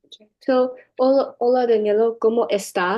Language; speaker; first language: Spanish; non-native, learner; English